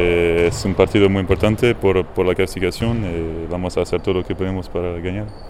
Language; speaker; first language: Spanish; non-native, fluent; French